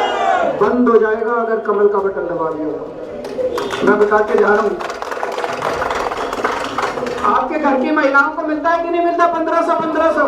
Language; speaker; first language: Hindi; native; Hindi